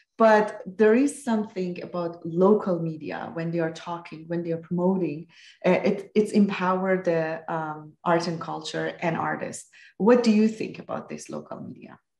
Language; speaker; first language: English; non-native, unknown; Persian